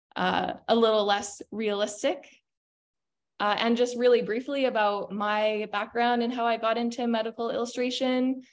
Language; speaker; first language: English; native; English